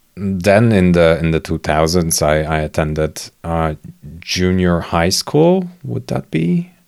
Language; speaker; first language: English; non-native, fluent; Polish